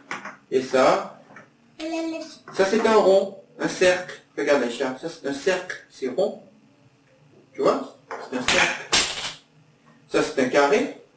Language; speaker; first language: French; native; French